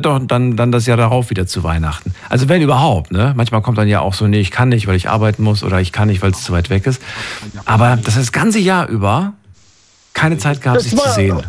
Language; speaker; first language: German; native; German